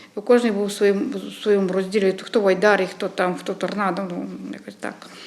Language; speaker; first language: Ukrainian; native; Ukrainian